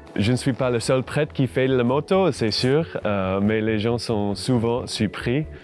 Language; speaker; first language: French; non-native, fluent; English